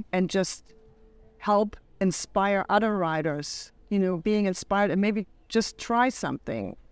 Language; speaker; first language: English; non-native, fluent; German